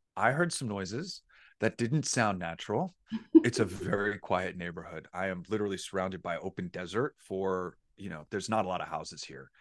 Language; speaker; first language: English; native; English